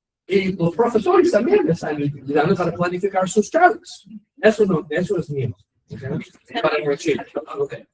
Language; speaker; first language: Spanish; non-native, learner; English